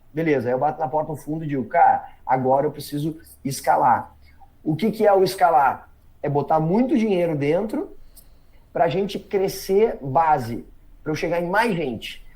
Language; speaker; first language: Portuguese; native; Portuguese